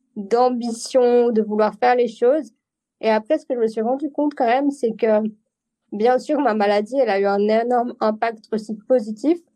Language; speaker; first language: French; native; French